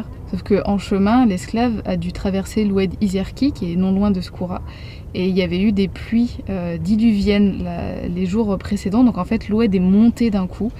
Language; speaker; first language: French; native; French